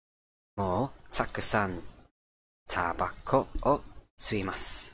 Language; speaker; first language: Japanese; non-native, learner; English